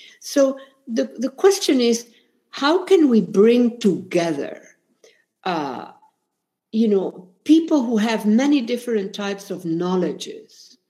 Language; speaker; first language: English; non-native, fluent; Spanish